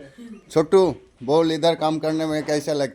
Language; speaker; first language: Hindi; non-native, local second language; Bangla